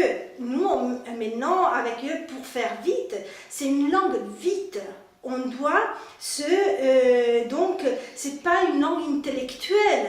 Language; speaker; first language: French; non-native, fluent; Spanish